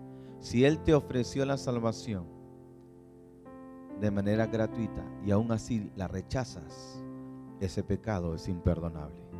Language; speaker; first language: Spanish; native; Spanish